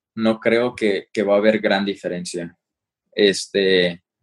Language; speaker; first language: Spanish; early bilingual, heritage; Spanish